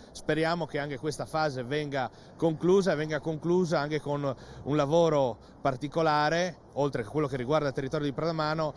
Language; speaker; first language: Italian; native; Italian